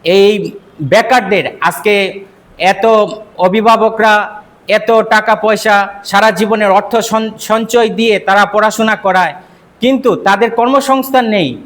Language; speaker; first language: Bangla; native; Bangla